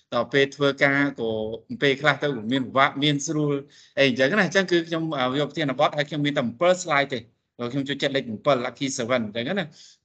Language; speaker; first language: Khmer; native; Khmer